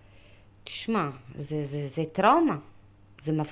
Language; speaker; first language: Hebrew; early bilingual, other home language; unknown